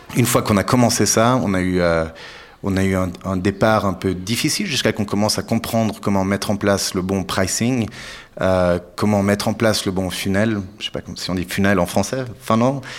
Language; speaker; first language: French; native; French